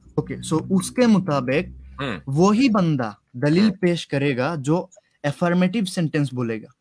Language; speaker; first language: Hindi; non-native, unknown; Bangla